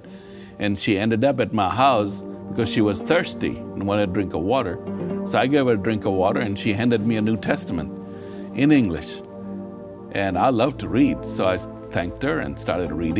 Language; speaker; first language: English; non-native, local second language; Gujarati